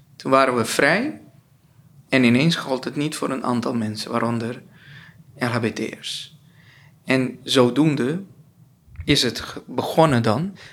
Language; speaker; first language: Dutch; non-native, local second language; Papiamento